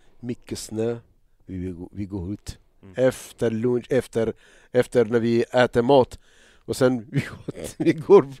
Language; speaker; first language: Swedish; non-native, learner; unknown